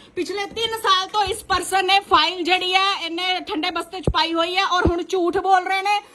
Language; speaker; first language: Hindi; non-native, local second language; Punjabi